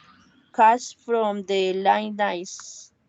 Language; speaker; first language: English; non-native, learner; Spanish